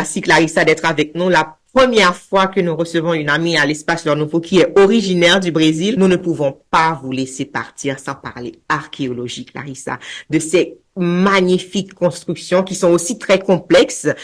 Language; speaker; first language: French; native; French